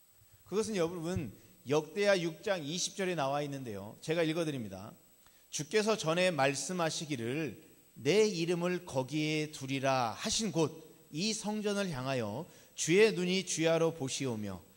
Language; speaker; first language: Korean; native; Korean